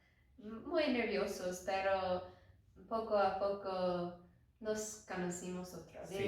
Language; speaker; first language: Spanish; non-native, learner; English